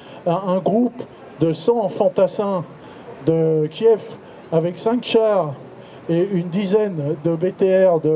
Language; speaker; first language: French; native; French